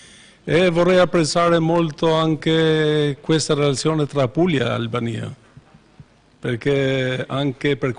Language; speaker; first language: Italian; non-native, fluent; Albanian